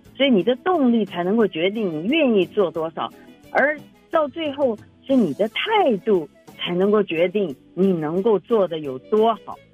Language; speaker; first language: Chinese; native; Chinese